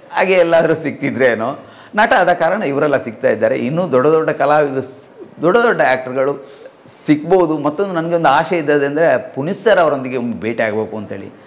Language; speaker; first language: Kannada; non-native, local second language; Malayalam